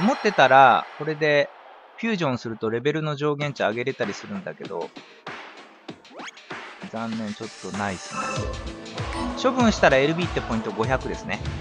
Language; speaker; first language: Japanese; native; Japanese